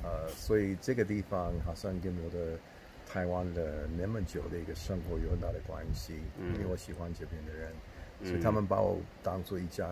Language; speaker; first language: Chinese; non-native, fluent; English